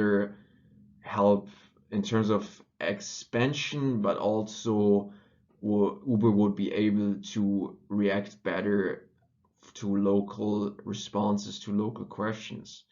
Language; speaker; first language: English; non-native, fluent; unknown